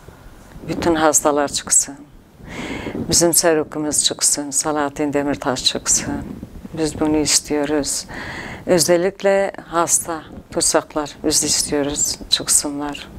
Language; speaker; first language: Turkish; non-native, local second language; Kurdish